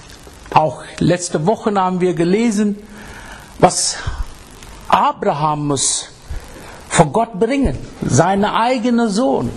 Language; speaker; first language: German; non-native, learner; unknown